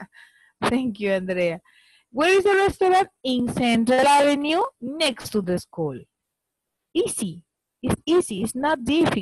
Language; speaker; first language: English; non-native, learner; Spanish